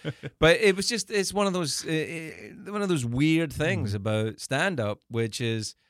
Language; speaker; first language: English; native; English